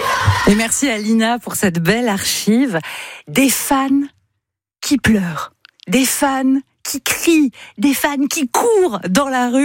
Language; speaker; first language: French; native; French